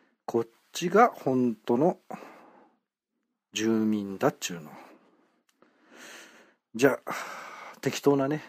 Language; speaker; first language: Japanese; native; Japanese